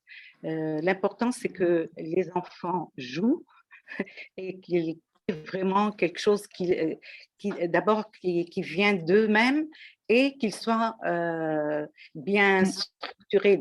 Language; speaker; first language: French; non-native, local second language; Arabic